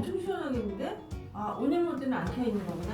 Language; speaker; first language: Korean; native; Korean